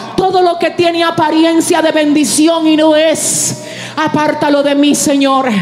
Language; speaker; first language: Spanish; early bilingual, heritage; Spanish